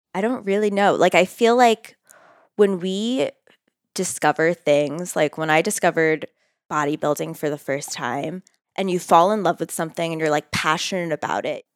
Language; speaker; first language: English; native; English